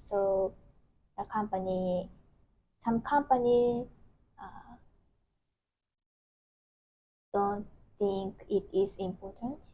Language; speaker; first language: English; non-native, learner; Japanese